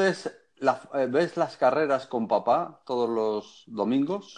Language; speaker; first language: Spanish; native; Spanish